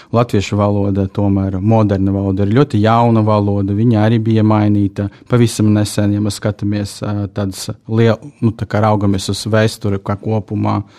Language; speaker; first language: Latvian; non-native, local second language; Russian